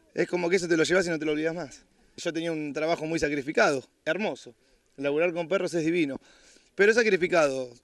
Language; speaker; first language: Spanish; native; Spanish